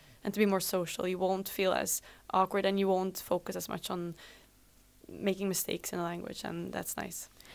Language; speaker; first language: English; non-native, fluent; Dutch